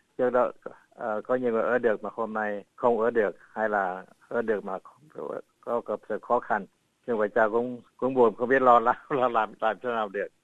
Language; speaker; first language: Vietnamese; early bilingual, heritage; Vietnamese